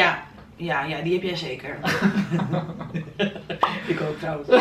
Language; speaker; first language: Dutch; native; Dutch